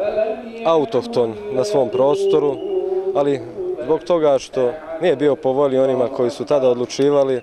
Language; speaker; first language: Croatian; native; Croatian